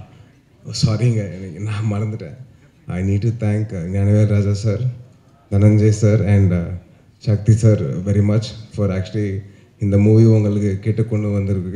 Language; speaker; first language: Tamil; non-native, local second language; Telugu